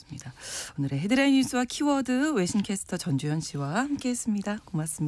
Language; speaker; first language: Korean; native; Korean